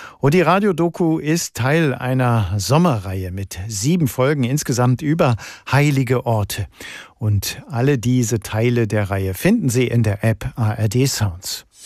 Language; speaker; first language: German; native; German